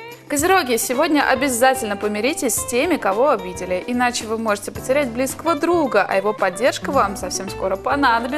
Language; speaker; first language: Russian; native; Russian